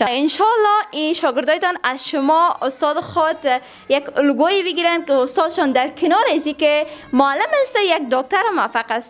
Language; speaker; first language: Persian; native; Persian